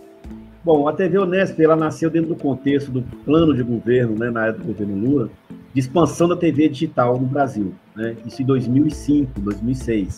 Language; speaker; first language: Portuguese; native; Portuguese